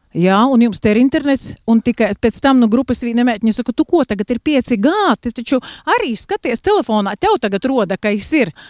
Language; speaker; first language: Latvian; native; Latvian